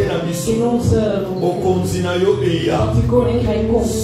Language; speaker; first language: Dutch; non-native, fluent; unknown